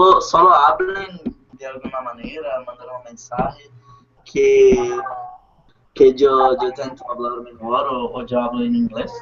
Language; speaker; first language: Spanish; non-native, learner; Portuguese